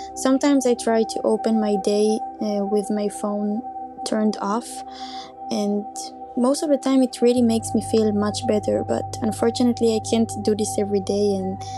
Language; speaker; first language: English; non-native, fluent; Hebrew